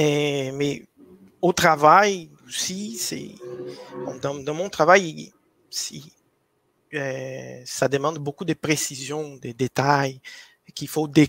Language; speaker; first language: French; non-native, fluent; Portuguese